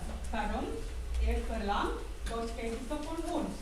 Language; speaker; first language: German; non-native, fluent; Tamil